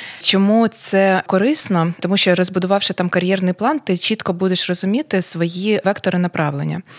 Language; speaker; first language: Ukrainian; non-native, local second language; Russian